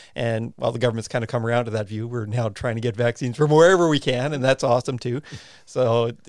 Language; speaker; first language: English; native; English